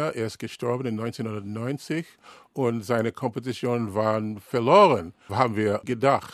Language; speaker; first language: German; non-native, learner; English